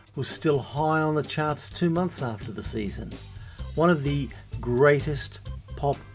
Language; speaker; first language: English; native; English